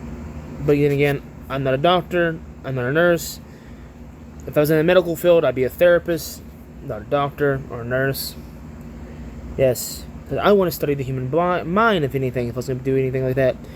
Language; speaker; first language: English; native; English